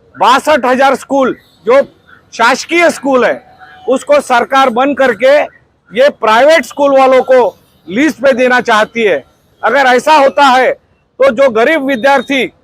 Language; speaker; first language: Hindi; non-native, local second language; Marathi